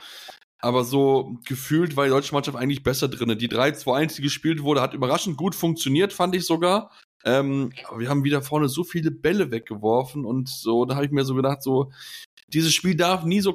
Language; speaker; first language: German; native; German